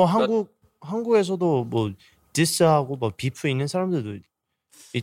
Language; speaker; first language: Korean; early bilingual, heritage; English